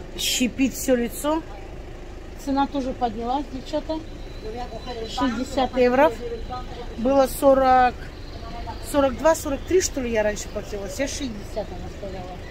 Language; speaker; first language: Russian; native; Russian